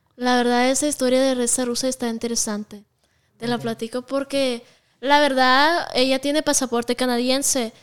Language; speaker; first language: Spanish; non-native, fluent; Russian